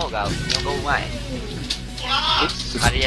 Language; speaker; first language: Japanese; non-native, learner; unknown